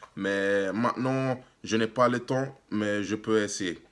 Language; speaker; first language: French; non-native, learner; English